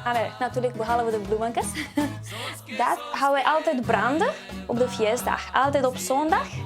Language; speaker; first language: Dutch; non-native, learner; Romanian